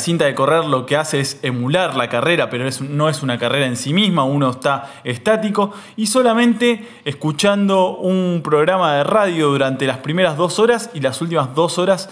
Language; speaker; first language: Spanish; native; Spanish